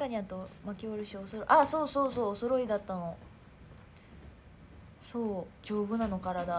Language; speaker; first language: Japanese; native; Japanese